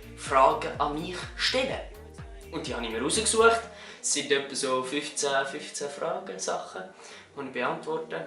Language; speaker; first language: German; native; German